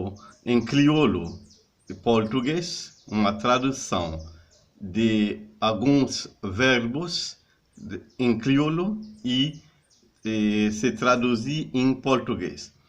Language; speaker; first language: Portuguese; non-native, learner; Haitian Creole